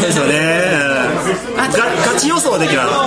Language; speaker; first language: Japanese; native; Japanese